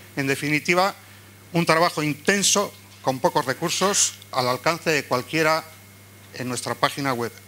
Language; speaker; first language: Spanish; non-native, local second language; Basque